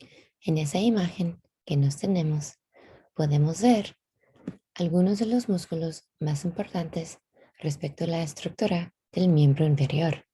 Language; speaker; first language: Spanish; non-native, fluent; English